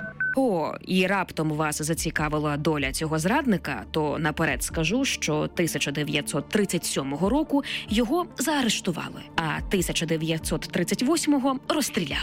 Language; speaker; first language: Ukrainian; native; Ukrainian